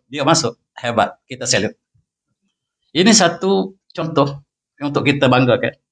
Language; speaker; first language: Malay; native; Malay